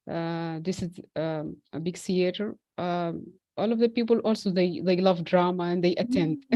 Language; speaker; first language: English; non-native, fluent; Arabic